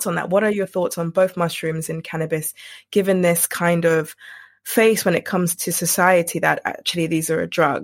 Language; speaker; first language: English; native; English